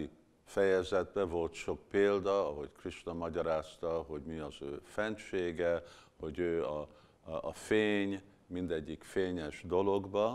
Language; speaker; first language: Hungarian; early bilingual, heritage; Hungarian